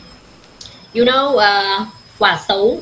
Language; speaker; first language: English; non-native, learner; Vietnamese